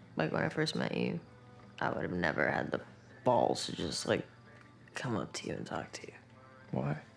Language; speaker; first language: English; native; English